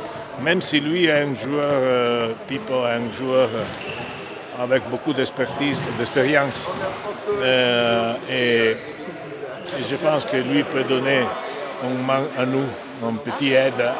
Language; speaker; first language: French; non-native, learner; Italian